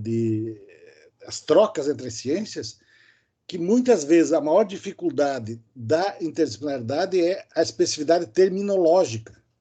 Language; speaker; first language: Portuguese; native; Portuguese